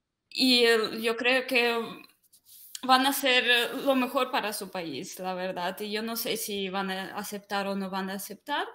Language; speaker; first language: Spanish; non-native, fluent; Russian